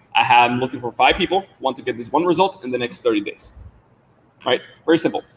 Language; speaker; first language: English; non-native, fluent; Spanish